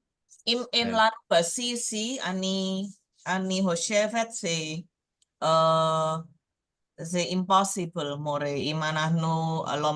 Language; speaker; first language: Hebrew; non-native, learner; Indonesian